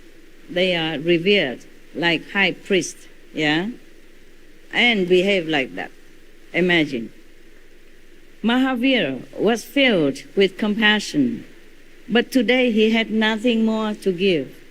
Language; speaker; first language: English; non-native, fluent; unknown